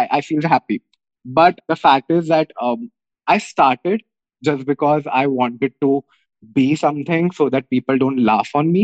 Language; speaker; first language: English; non-native, local second language; Hindi